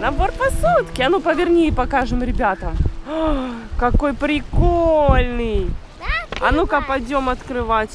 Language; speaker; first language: Russian; native; Russian